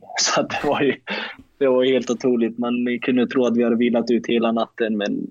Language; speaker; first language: Swedish; early bilingual, other home language; German